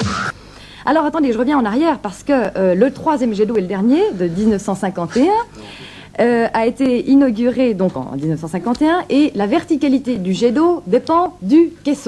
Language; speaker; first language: French; native; French